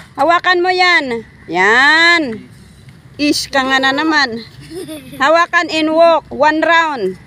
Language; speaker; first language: Filipino; non-native, local second language; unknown